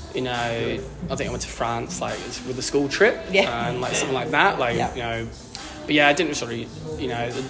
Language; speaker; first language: English; native; English